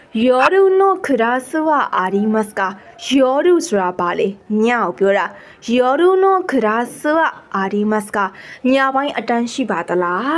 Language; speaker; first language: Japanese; non-native, fluent; Burmese